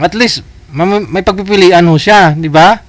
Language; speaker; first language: Filipino; native; Filipino